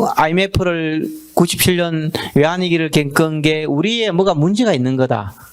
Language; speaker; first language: Korean; native; Korean